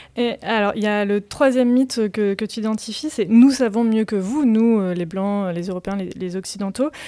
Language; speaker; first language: French; native; French